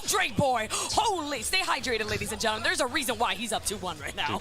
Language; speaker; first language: English; native; English